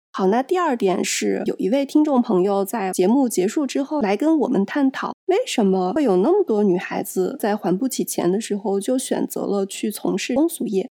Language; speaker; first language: Chinese; native; Chinese